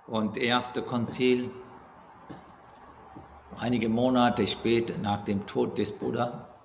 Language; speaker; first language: German; non-native, learner; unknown